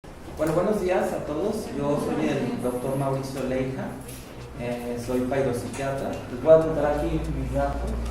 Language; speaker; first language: Spanish; native; Spanish